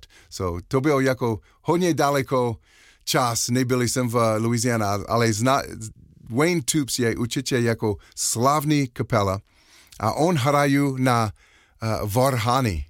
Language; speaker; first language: Czech; non-native, learner; English